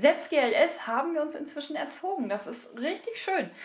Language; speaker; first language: German; native; German